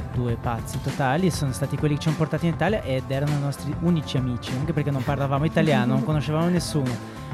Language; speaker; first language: Italian; non-native, fluent; Portuguese